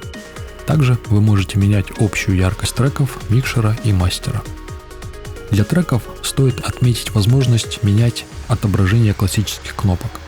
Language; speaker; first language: Russian; native; Russian